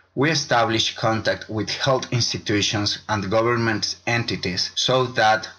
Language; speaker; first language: English; non-native, fluent; Spanish